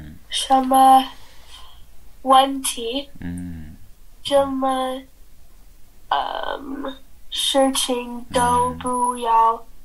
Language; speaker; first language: Chinese; non-native, learner; English